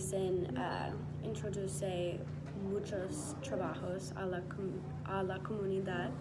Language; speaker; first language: Spanish; non-native, learner; English